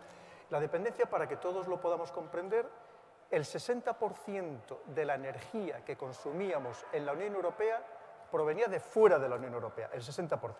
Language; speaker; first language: Spanish; native; Spanish